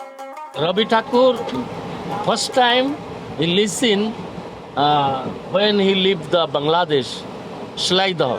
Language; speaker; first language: English; non-native, learner; Bangla